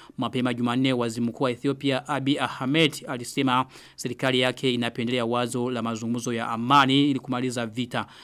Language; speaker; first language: Swahili; non-native, local second language; Rundi